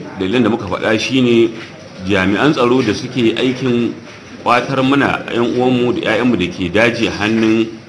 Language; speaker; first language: Hausa; native; Hausa